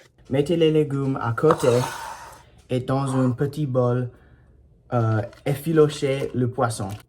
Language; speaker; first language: French; non-native, learner; English